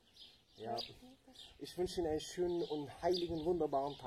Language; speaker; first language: German; non-native, fluent; Tajik